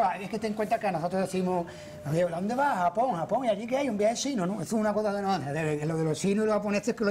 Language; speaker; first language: Spanish; native; Spanish